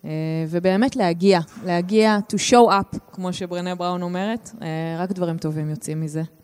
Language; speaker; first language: Hebrew; native; Hebrew